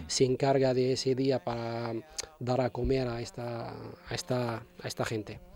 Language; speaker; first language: Spanish; non-native, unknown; Arabic